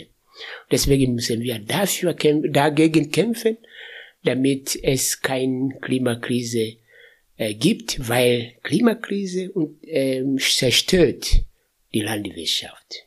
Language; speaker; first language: German; non-native, fluent; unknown